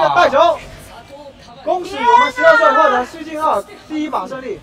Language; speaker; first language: Chinese; native; Chinese